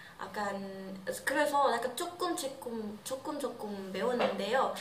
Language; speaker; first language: Korean; non-native, learner; Malay